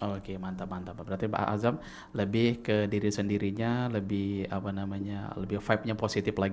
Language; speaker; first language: Indonesian; native; Indonesian